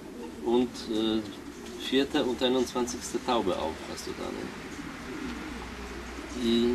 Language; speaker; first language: German; non-native, fluent; Polish